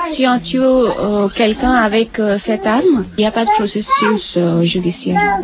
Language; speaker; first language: French; non-native, learner; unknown